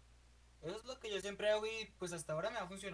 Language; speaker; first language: Spanish; native; Spanish